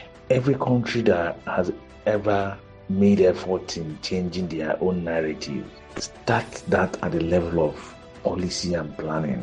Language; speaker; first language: English; non-native, local second language; Igbo